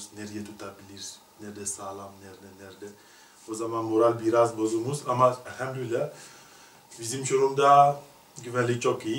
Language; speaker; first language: Turkish; non-native, learner; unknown